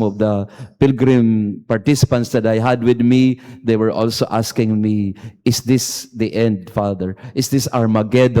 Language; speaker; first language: English; non-native, local second language; Filipino